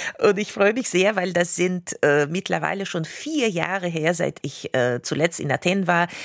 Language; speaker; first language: German; non-native, fluent; Russian